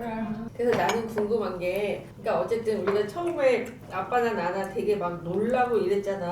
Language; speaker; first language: Korean; native; Korean